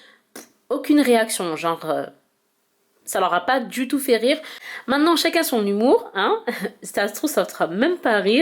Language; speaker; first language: French; early bilingual, heritage; French